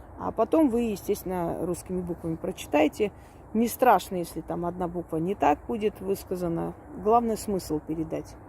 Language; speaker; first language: Russian; non-native, local second language; Armenian